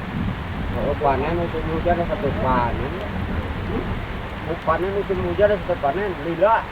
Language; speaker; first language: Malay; non-native, local second language; Sundanese